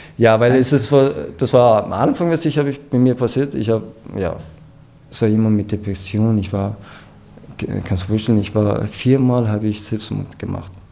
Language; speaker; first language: German; non-native, learner; Persian